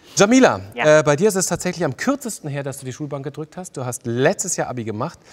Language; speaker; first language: German; native; German